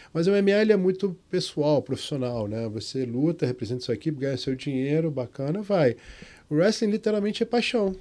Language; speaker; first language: Portuguese; non-native, fluent; Arabic